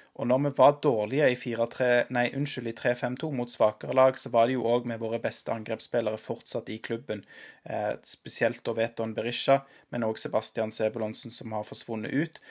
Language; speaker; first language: Norwegian; native; Norwegian